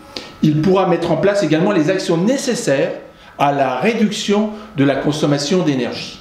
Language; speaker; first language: French; native; French